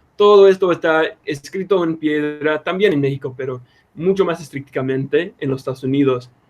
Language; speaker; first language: Spanish; non-native, fluent; English